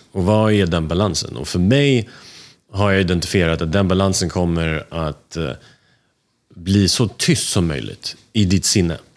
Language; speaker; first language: Swedish; early bilingual, other home language; Russian